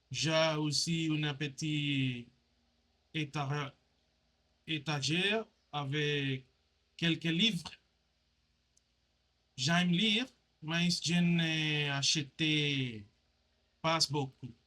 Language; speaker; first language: French; non-native, learner; Spanish